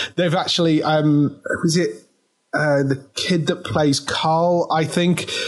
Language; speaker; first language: English; native; English